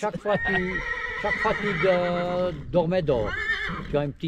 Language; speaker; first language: French; non-native, fluent; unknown